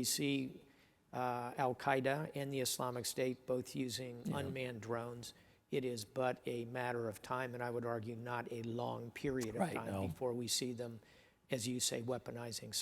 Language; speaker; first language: English; native; English